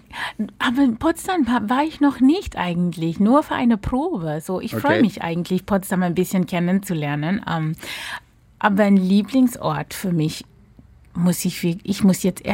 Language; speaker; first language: German; non-native, fluent; English